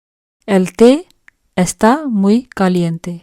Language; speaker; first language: Spanish; non-native, fluent; Urdu